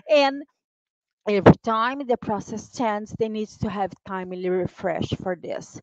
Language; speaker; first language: English; non-native, fluent; Portuguese